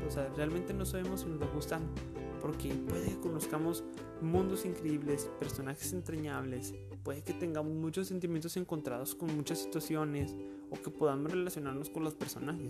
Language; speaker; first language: Spanish; native; Spanish